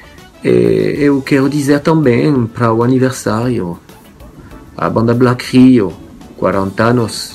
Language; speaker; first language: Portuguese; non-native, learner; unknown